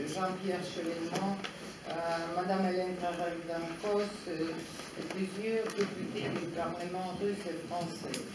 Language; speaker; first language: French; non-native, fluent; Russian